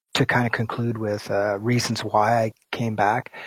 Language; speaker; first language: English; native; English